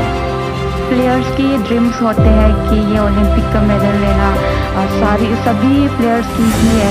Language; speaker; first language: Hindi; non-native, local second language; Manipuri